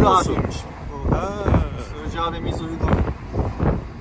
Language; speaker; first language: Turkish; non-native, fluent; Japanese